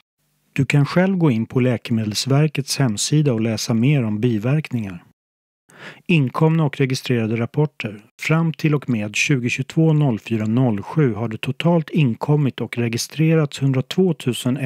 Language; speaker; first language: Swedish; native; Swedish